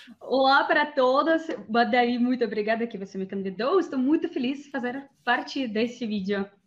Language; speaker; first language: Portuguese; non-native, learner; Russian